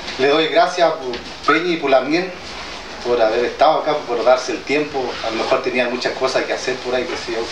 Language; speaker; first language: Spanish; non-native, local second language; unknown